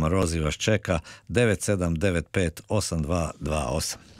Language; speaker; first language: Croatian; native; Croatian